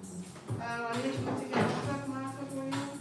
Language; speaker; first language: Dutch; non-native, learner; English